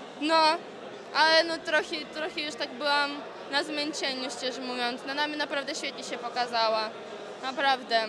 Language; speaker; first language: Polish; native; Polish